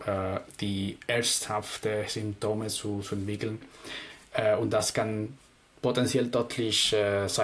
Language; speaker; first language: German; non-native, fluent; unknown